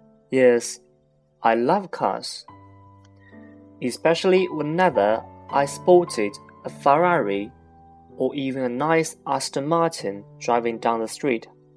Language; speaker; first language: English; non-native, fluent; Chinese